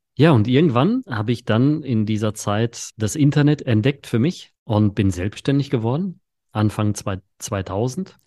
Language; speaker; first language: German; early bilingual, other home language; Polish